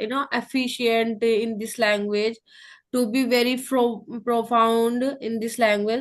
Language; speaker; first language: English; non-native, local second language; Hindi